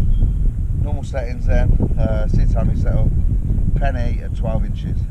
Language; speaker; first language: English; native; English